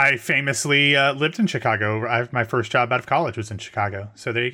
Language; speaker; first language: English; native; English